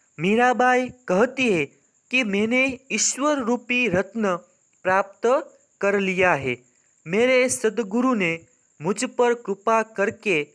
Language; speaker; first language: Hindi; non-native, local second language; Gujarati